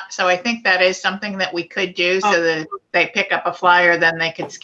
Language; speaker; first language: English; native; English